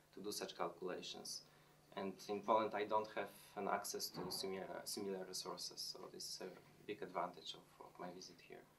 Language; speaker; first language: English; non-native, fluent; Polish